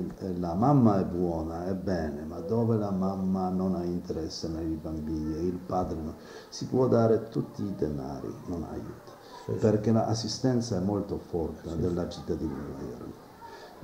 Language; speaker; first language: Italian; non-native, fluent; Polish